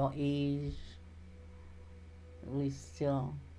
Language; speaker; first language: English; non-native, learner; Haitian Creole